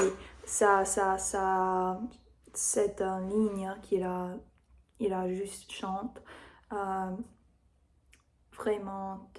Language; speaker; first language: French; non-native, learner; English